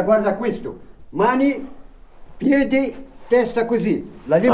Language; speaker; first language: Italian; non-native, learner; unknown